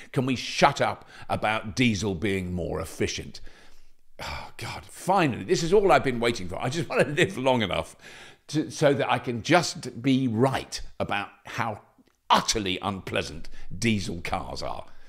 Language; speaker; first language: English; native; English